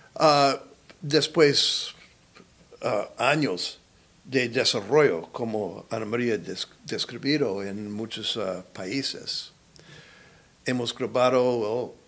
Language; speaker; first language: Spanish; non-native, learner; English